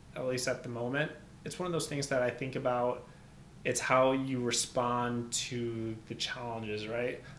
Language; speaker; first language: English; early bilingual, other home language; Albanian